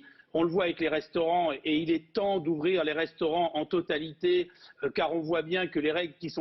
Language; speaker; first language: French; native; French